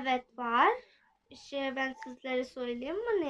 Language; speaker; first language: Turkish; non-native, learner; Urdu